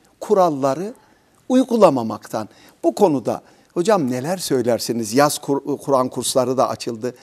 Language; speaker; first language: Turkish; native; Turkish